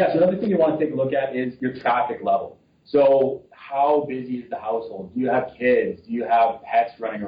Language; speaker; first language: English; native; English